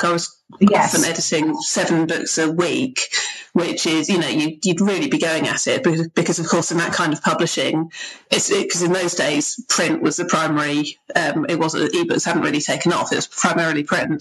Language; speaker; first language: English; native; English